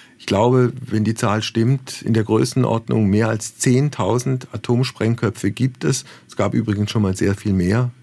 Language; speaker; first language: German; native; German